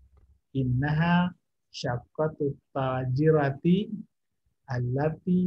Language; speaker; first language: Arabic; non-native, fluent; Indonesian